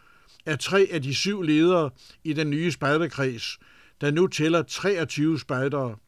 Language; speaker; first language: Danish; native; Danish